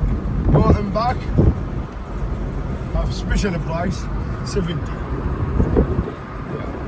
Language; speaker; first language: English; non-native, learner; Arabic